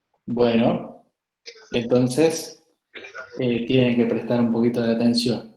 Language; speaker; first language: Spanish; native; Spanish